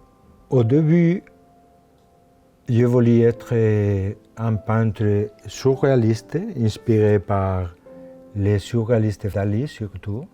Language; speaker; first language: French; non-native, fluent; Spanish